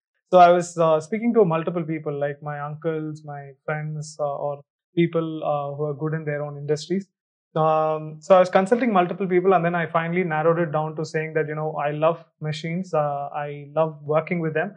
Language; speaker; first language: English; non-native, local second language; Tamil